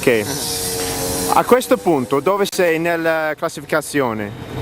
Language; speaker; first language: Italian; non-native, learner; English